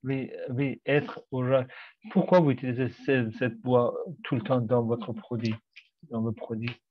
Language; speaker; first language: French; non-native, fluent; Persian